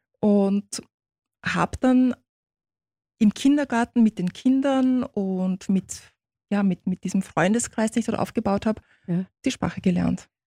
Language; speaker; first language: German; early bilingual, other home language; Turkish